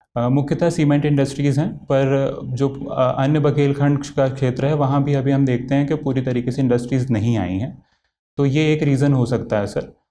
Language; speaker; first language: Hindi; native; Hindi